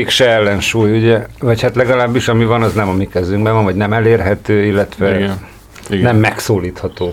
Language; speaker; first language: Hungarian; native; Hungarian